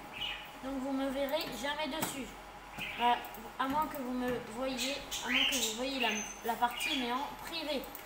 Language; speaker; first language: French; native; French